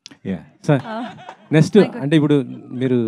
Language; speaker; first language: Telugu; native; Telugu